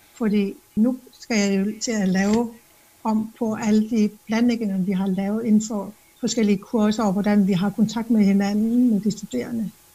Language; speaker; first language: Danish; non-native, local second language; Kalaallisut